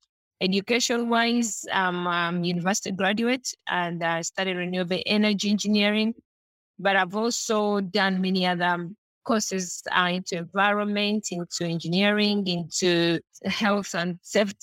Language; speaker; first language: English; non-native, local second language; Ganda